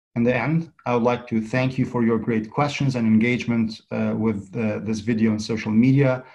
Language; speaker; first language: English; non-native, fluent; Central Kurdish